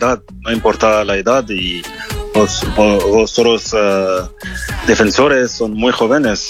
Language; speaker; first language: Spanish; non-native, fluent; French